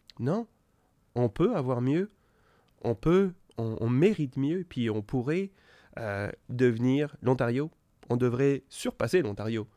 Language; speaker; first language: French; native; French